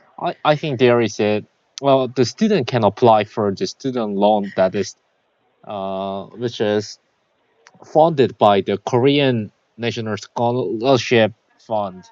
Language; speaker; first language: English; non-native, learner; Korean